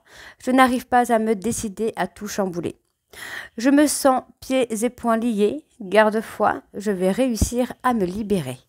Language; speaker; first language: French; native; French